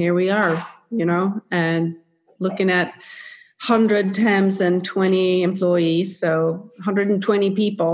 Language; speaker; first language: English; non-native, fluent; Swedish